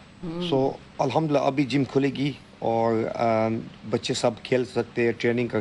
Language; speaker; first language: Hindi; early bilingual, heritage; Hindi